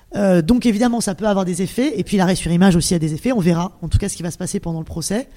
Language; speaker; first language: French; native; French